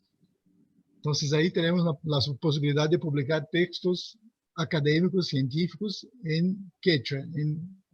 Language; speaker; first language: Spanish; non-native, fluent; Portuguese